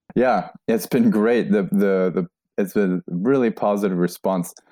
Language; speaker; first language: English; native; English